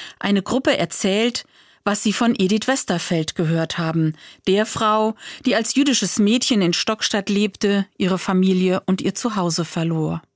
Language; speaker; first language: German; native; German